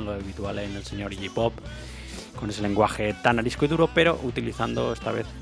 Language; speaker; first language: Spanish; native; Spanish